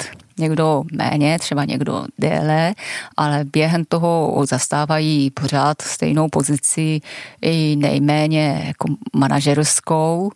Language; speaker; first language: Czech; non-native, fluent; Japanese